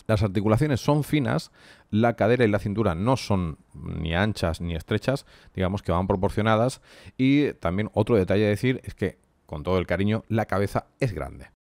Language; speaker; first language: Spanish; native; Spanish